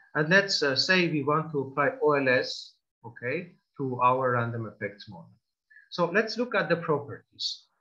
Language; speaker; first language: English; non-native, fluent; Armenian